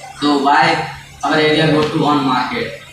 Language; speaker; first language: English; non-native, learner; Hindi